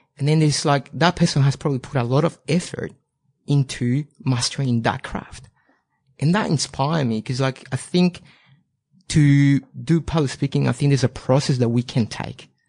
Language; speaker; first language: English; non-native, fluent; Spanish